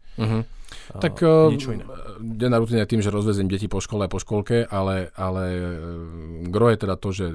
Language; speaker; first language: Slovak; native; Slovak